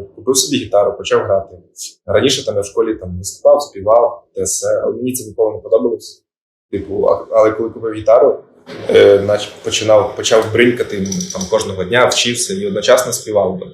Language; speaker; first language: Ukrainian; native; Ukrainian